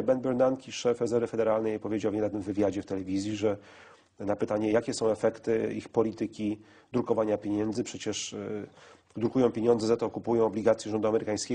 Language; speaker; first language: Polish; native; Polish